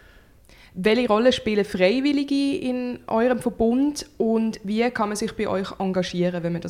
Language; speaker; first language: German; native; German